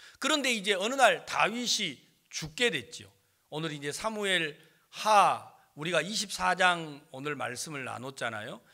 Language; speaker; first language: Korean; native; Korean